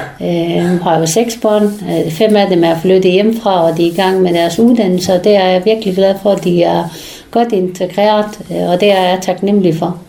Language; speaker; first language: Danish; non-native, fluent; Persian